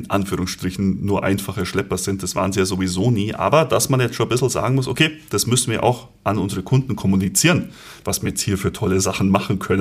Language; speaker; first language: German; native; German